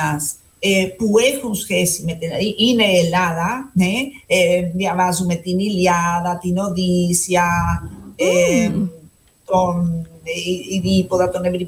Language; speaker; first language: Greek; non-native, fluent; Spanish